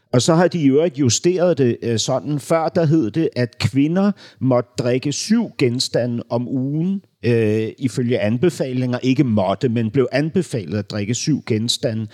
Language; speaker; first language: Danish; native; Danish